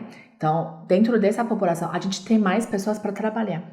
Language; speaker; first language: Portuguese; non-native, learner; Chinese